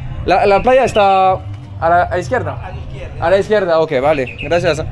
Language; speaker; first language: Spanish; non-native, learner; French